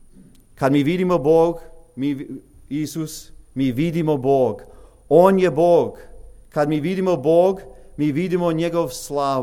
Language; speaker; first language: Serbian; early bilingual, heritage; English